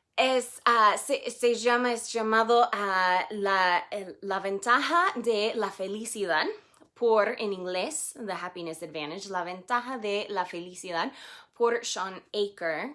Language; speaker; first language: Spanish; non-native, fluent; English